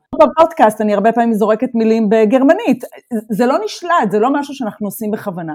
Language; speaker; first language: Hebrew; native; Hebrew